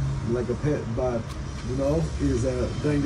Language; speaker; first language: English; non-native, learner; Thai